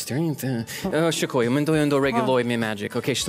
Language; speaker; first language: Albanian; non-native, learner; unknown